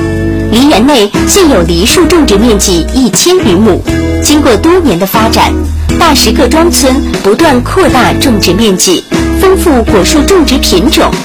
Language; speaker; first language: Chinese; native; Chinese